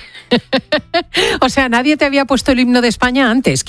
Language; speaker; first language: Spanish; native; Spanish